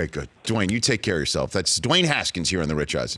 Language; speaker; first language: English; native; English